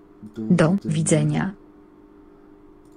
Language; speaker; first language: Polish; non-native, learner; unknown